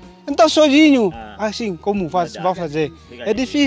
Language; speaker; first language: Portuguese; non-native, learner; Vietnamese